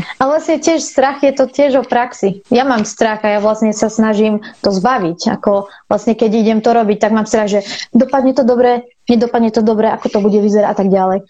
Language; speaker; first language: Slovak; non-native, fluent; Arabic